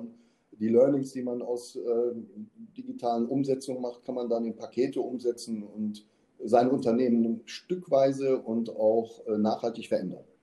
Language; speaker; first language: German; native; German